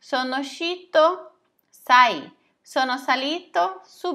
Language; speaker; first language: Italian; non-native, fluent; Portuguese